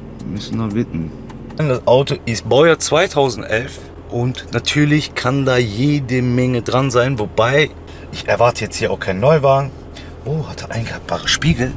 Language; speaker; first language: German; early bilingual, other home language; Turkish